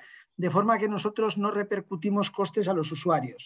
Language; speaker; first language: Spanish; native; Spanish